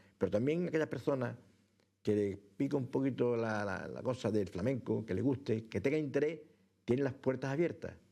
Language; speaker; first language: Spanish; native; Spanish